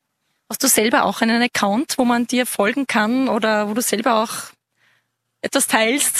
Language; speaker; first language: German; native; German